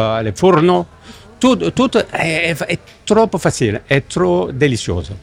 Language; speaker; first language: Italian; non-native, learner; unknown